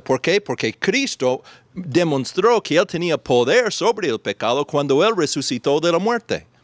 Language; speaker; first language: Spanish; non-native, fluent; English